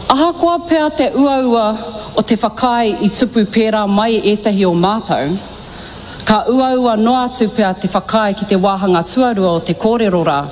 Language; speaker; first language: Māori; native; Māori